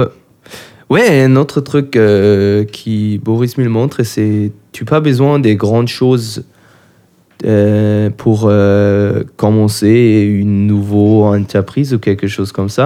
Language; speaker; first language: French; non-native, learner; German